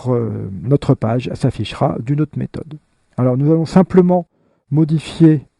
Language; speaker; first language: French; native; French